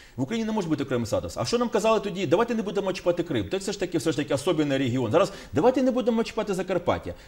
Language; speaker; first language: Ukrainian; native; Ukrainian